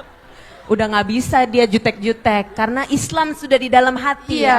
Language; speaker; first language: Indonesian; native; Indonesian